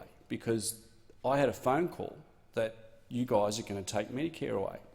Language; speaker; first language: English; native; English